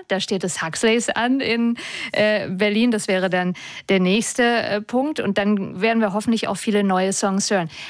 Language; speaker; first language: German; native; German